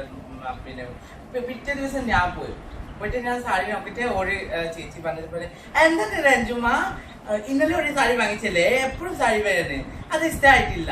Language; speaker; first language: Malayalam; non-native, learner; Assamese